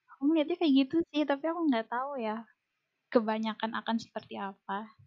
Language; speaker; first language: Indonesian; non-native, local second language; Banjar